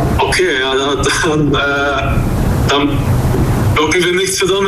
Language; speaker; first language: German; non-native, learner; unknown